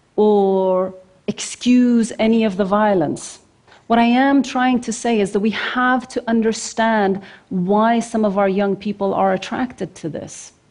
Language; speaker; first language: English; non-native, fluent; Norwegian